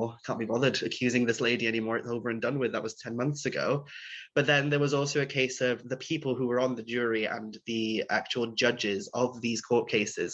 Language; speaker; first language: English; native; English